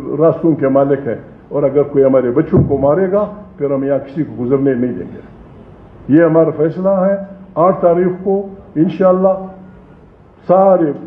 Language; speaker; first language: Urdu; non-native, local second language; Pashto